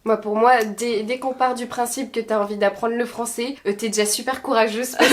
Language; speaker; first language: French; native; French